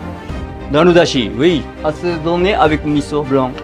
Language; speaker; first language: French; non-native, learner; Japanese